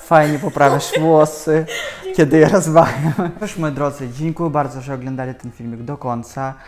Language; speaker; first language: Polish; non-native, fluent; Russian